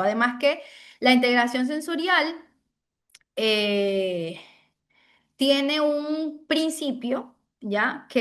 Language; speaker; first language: Spanish; native; Spanish